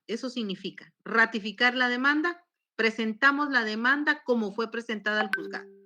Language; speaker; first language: Spanish; native; Spanish